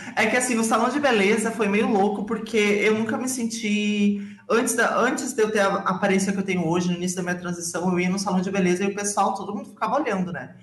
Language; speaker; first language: Portuguese; native; Portuguese